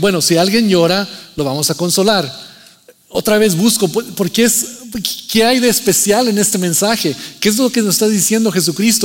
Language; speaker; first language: Spanish; early bilingual, heritage; Spanish